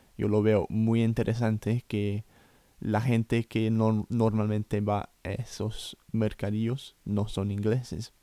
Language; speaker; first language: Spanish; non-native, fluent; English